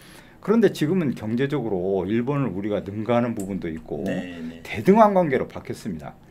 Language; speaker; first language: Korean; native; Korean